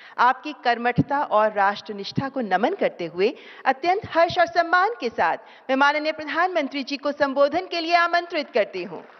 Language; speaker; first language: Hindi; native; Hindi